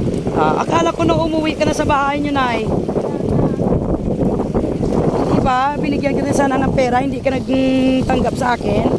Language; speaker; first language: Filipino; non-native, local second language; Hiligaynon